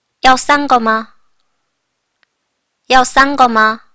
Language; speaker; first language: Chinese; non-native, fluent; Korean